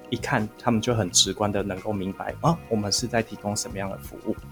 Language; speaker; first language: Chinese; native; Chinese